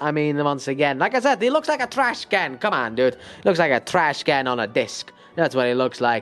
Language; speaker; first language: English; native; English